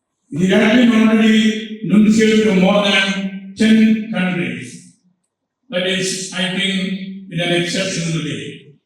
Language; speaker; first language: English; non-native, local second language; Malayalam